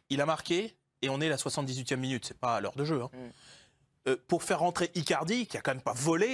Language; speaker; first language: French; native; French